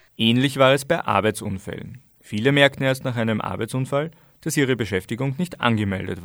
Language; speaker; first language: German; native; German